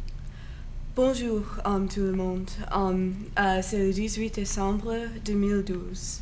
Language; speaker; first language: French; non-native, learner; English